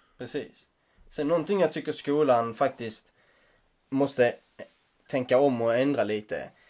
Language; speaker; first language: Swedish; native; Swedish